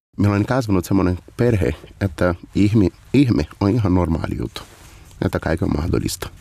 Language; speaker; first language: Finnish; non-native, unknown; Portuguese